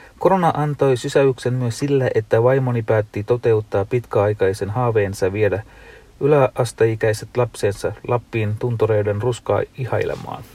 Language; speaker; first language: Finnish; non-native, fluent; Tamil